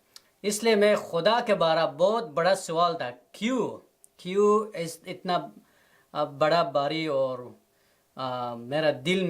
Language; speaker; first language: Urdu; non-native, learner; Persian